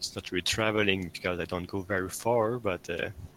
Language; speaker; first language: English; non-native, fluent; French